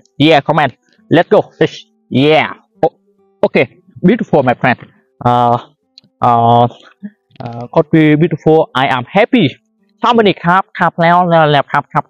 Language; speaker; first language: English; non-native, learner; Vietnamese